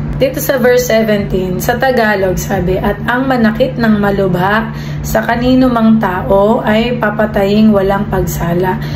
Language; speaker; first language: Filipino; native; Filipino